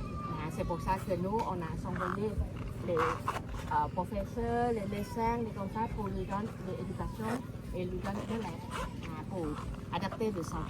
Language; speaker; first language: French; non-native, learner; Thai